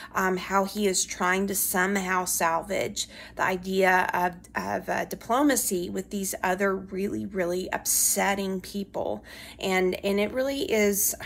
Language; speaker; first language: English; native; English